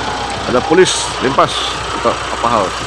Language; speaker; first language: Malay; non-native, local second language; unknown